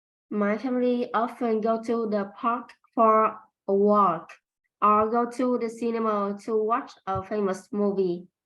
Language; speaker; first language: English; non-native, learner; Vietnamese